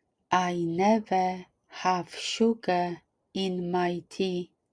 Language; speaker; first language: English; non-native, fluent; Polish